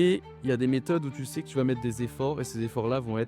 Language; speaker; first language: French; native; French